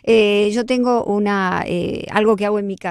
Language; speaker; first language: Spanish; native; Spanish